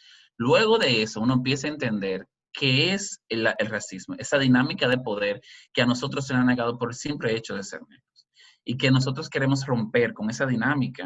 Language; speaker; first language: Spanish; native; Spanish